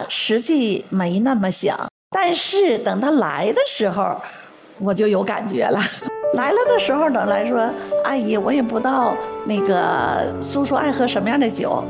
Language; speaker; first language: Chinese; native; Chinese